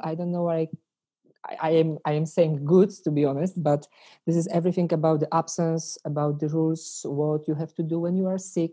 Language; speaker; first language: English; non-native, fluent; Polish